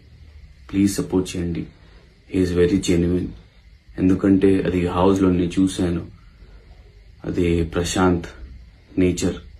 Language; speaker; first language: Telugu; non-native, local second language; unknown